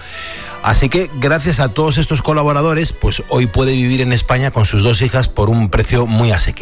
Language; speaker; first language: Spanish; native; Spanish